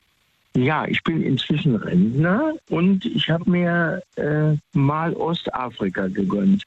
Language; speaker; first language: German; native; German